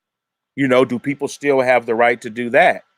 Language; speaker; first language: English; native; English